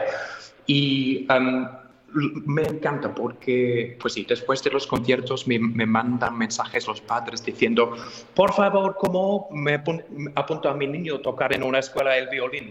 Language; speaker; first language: Spanish; non-native, fluent; English